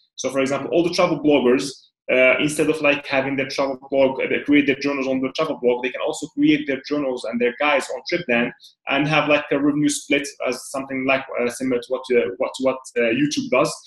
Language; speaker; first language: English; non-native, fluent; Arabic